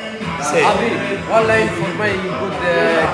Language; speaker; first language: English; non-native, learner; Arabic